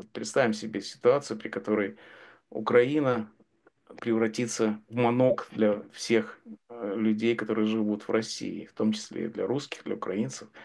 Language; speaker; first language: Russian; native; Russian